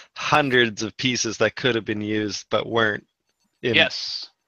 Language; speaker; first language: English; native; English